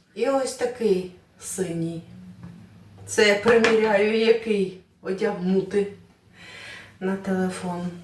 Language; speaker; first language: Ukrainian; non-native, local second language; Russian